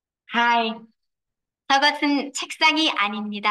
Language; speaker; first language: Korean; non-native, learner; Vietnamese